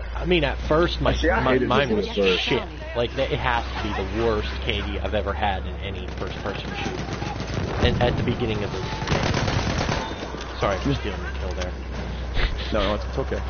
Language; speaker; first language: English; native; English